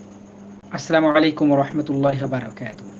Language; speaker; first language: Arabic; non-native, fluent; Bangla